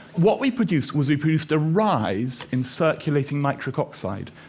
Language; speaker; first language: English; native; English